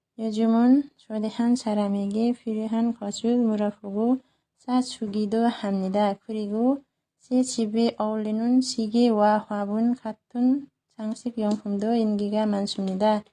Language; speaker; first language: Korean; non-native, learner; Nepali